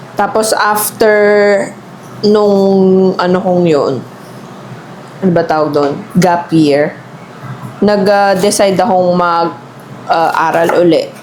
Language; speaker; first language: Filipino; native; Filipino